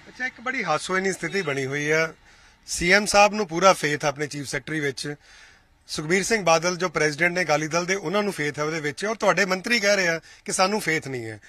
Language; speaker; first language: Punjabi; native; Punjabi